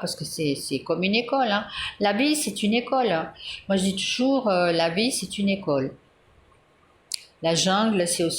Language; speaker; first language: French; native; French